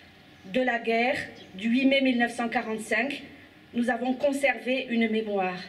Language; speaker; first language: French; native; French